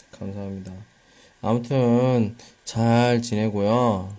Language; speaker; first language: Korean; native; Korean